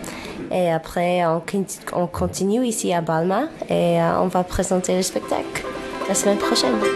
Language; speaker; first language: French; non-native, fluent; English